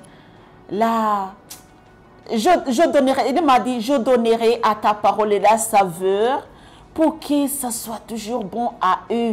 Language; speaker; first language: French; non-native, local second language; Kinyarwanda